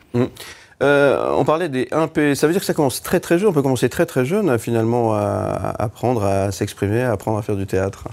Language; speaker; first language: French; native; French